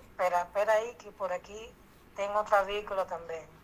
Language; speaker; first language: Portuguese; non-native, learner; Spanish